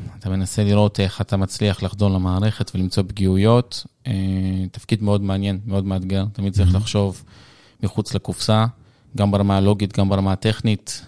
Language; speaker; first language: Hebrew; early bilingual, other home language; Russian